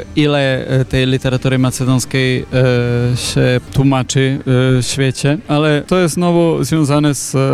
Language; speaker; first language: Polish; non-native, fluent; Macedonian